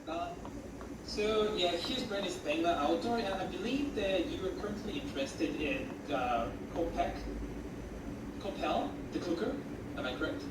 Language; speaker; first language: English; non-native, fluent; Korean